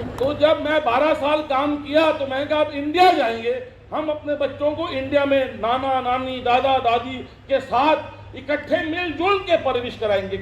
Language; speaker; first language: Hindi; early bilingual, other home language; Japanese